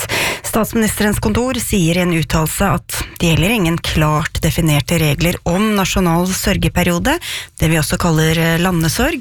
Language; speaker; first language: Norwegian; native; Norwegian